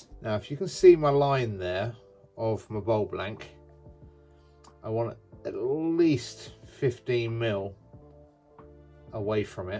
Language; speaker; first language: English; native; English